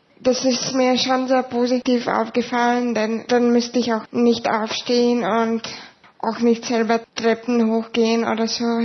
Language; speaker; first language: German; non-native, fluent; Lithuanian